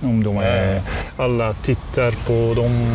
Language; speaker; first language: Swedish; non-native, learner; Dutch